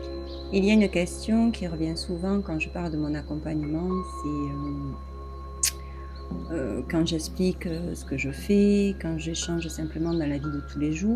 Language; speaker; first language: French; native; French